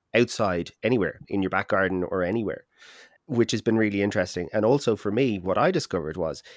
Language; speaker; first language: English; native; English